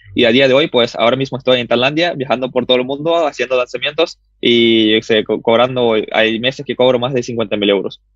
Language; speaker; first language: Spanish; early bilingual, other home language; Russian